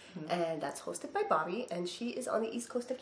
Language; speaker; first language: English; native; English